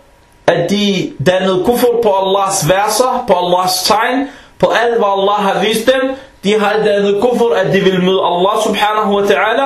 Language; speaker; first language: Danish; non-native, fluent; Arabic